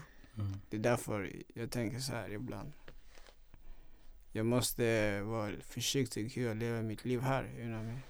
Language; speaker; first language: Swedish; non-native, fluent; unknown